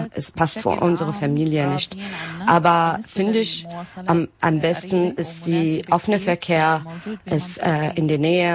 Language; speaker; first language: German; non-native, learner; Arabic